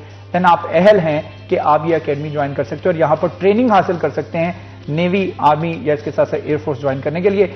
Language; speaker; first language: Hindi; non-native, local second language; Punjabi